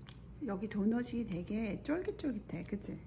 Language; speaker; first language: Korean; early bilingual, heritage; Korean